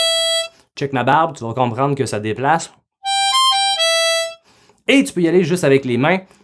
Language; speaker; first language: French; native; French